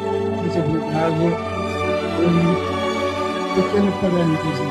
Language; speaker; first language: Portuguese; non-native, fluent; Italian